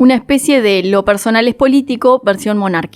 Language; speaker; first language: Spanish; native; Spanish